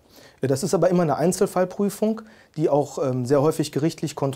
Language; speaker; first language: German; native; German